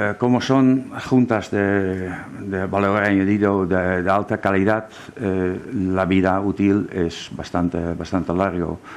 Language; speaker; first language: Spanish; non-native, fluent; German